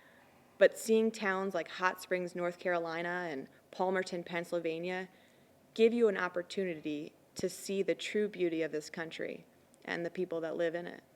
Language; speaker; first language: English; native; English